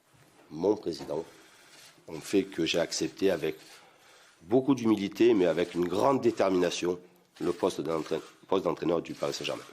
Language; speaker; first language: French; native; French